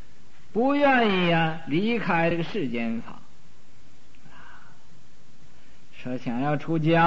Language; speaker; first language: Chinese; native; Chinese